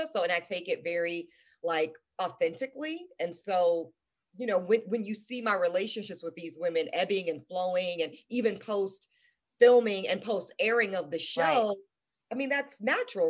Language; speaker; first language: English; native; English